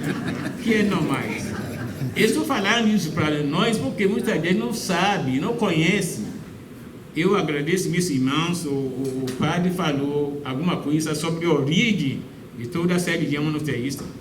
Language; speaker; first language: Portuguese; non-native, fluent; Yoruba